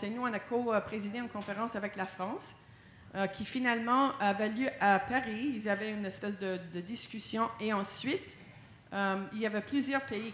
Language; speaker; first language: French; non-native, fluent; English